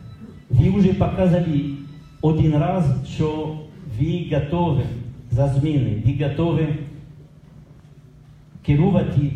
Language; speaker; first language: Ukrainian; non-native, learner; French